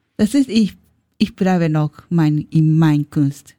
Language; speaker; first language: German; non-native, learner; Japanese